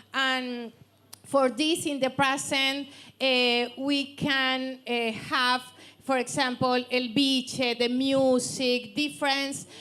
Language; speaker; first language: English; non-native, learner; Spanish